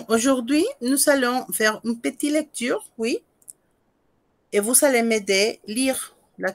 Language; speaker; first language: French; non-native, fluent; Spanish